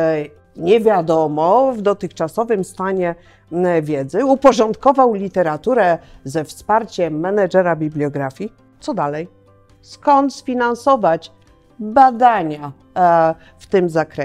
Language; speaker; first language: Polish; native; Polish